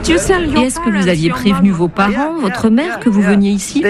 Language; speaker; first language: French; native; French